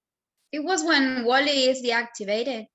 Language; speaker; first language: English; non-native, learner; Spanish